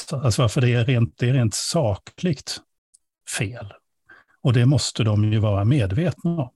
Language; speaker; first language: Swedish; native; Swedish